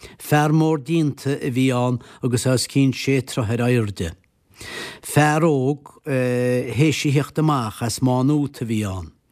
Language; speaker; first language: Irish; native; Irish